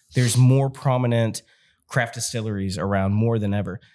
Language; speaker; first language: English; native; English